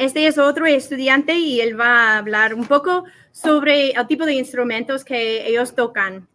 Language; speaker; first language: Spanish; non-native, fluent; English